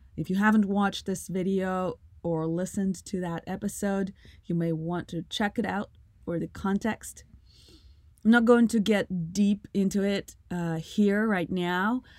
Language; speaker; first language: English; non-native, fluent; Russian